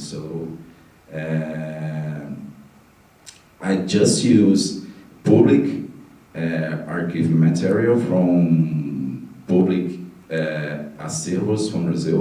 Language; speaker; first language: English; non-native, learner; Portuguese